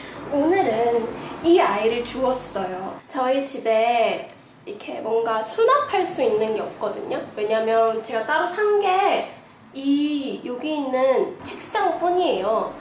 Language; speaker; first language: Korean; native; Korean